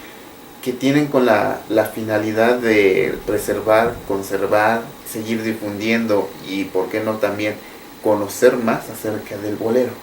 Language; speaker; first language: Spanish; native; Spanish